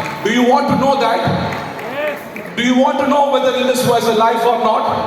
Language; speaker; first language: English; non-native, local second language; Malayalam